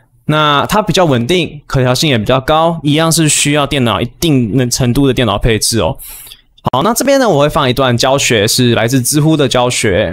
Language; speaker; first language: Chinese; native; Chinese